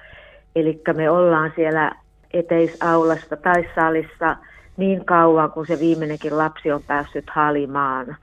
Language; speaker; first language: Finnish; native; Finnish